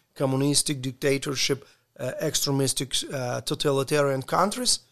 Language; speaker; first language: English; non-native, learner; Ukrainian